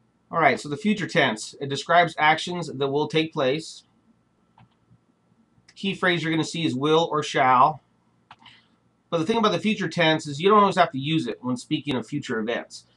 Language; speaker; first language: English; native; English